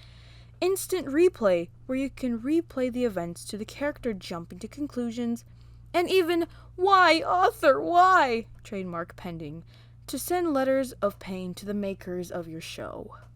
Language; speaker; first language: English; non-native, fluent; Malagasy